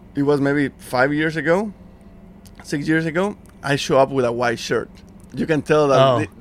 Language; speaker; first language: English; non-native, fluent; Spanish